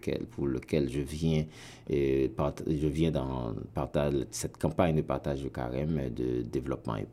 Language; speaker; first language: French; non-native, local second language; Haitian Creole